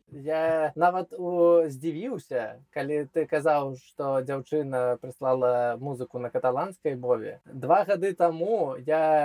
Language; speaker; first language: Belarusian; non-native, local second language; Russian